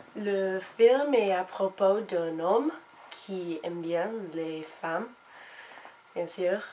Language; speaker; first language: French; non-native, learner; English